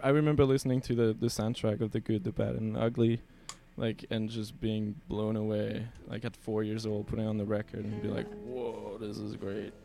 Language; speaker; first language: English; non-native, fluent; French